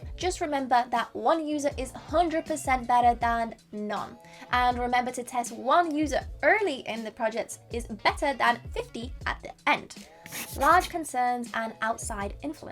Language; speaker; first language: English; non-native, fluent; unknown